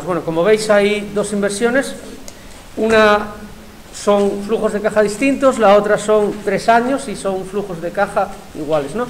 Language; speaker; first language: Spanish; native; Spanish